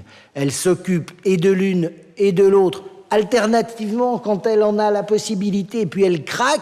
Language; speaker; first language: French; native; French